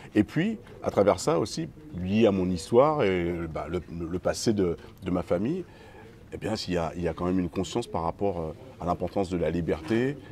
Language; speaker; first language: French; native; French